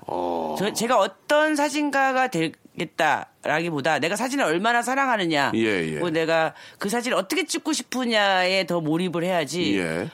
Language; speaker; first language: Korean; native; Korean